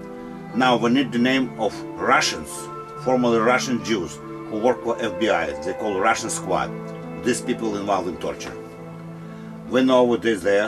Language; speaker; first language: English; non-native, learner; Russian